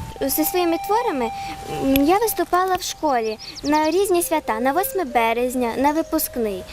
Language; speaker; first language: Ukrainian; non-native, local second language; Russian